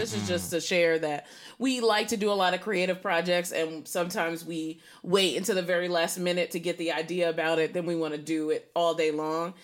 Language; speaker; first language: English; native; English